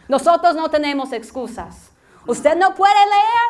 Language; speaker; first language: Spanish; non-native, learner; English